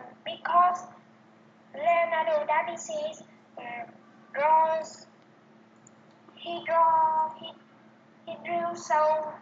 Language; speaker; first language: English; non-native, learner; Vietnamese